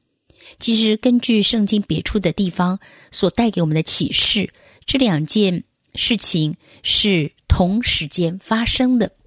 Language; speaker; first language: Chinese; native; Chinese